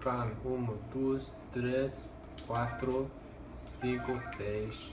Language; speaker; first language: Portuguese; non-native, learner; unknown